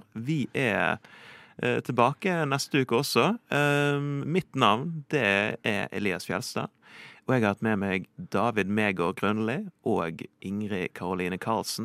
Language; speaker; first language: Norwegian; native; Norwegian